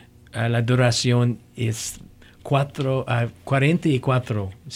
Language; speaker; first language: Spanish; non-native, learner; English